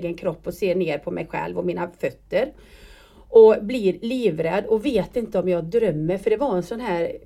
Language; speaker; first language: Swedish; native; Swedish